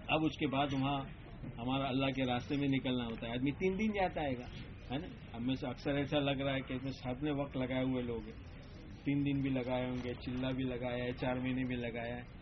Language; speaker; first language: Urdu; native; Urdu